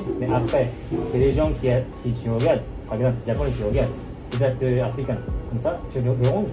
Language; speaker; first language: French; non-native, learner; Japanese